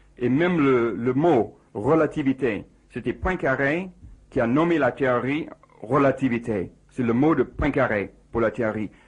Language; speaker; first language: French; non-native, fluent; English